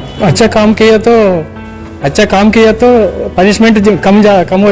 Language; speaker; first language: Hindi; non-native, learner; Telugu